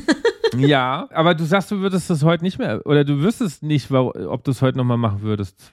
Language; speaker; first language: German; native; German